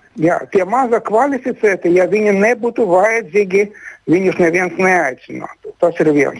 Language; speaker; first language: Latvian; non-native, local second language; Russian